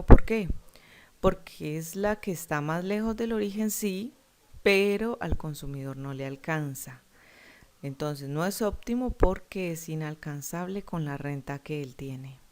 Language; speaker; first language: Spanish; native; Spanish